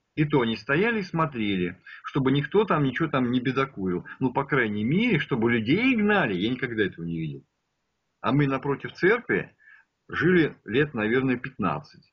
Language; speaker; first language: Russian; native; Russian